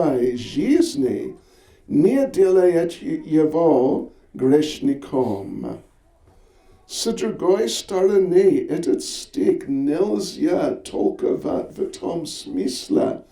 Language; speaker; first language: Russian; non-native, learner; English